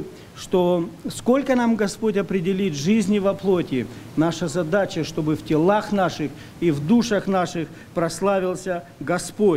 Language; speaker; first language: Russian; native; Russian